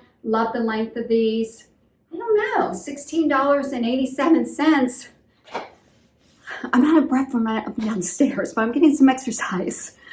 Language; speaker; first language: English; native; English